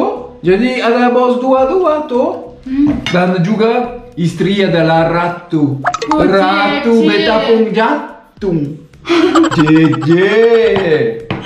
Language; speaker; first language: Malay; non-native, learner; Swiss German